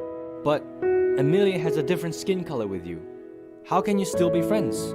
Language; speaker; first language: English; non-native, local second language; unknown